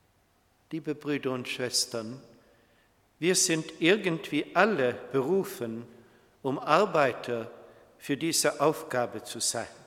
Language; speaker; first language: German; non-native, fluent; Swedish